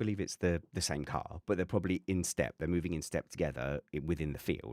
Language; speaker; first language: English; native; English